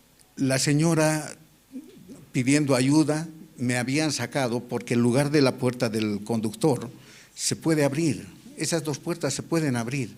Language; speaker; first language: Spanish; native; Spanish